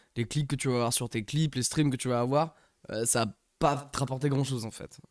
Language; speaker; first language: French; non-native, fluent; English